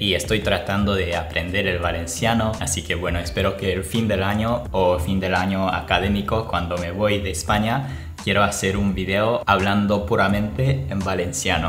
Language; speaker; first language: Spanish; non-native, fluent; Japanese